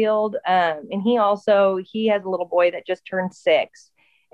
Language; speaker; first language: English; native; English